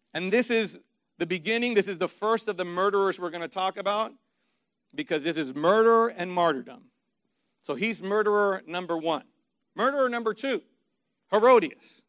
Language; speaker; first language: English; native; English